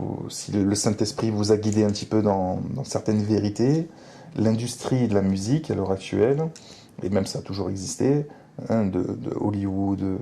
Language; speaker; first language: French; native; French